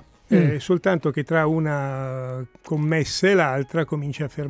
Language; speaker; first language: Italian; native; Italian